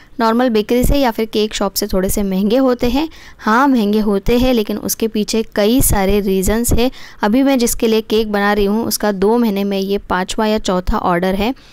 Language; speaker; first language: Hindi; non-native, local second language; Marathi